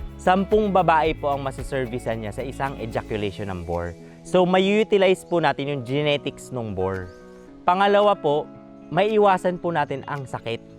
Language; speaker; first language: Filipino; non-native, local second language; Bikol